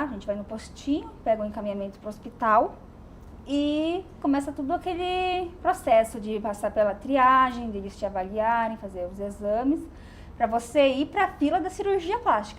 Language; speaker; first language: Portuguese; native; Portuguese